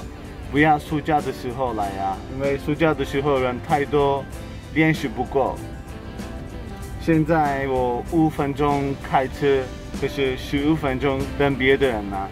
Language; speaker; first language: Chinese; non-native, fluent; Swedish